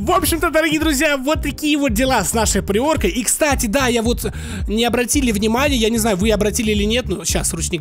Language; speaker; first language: Russian; native; Russian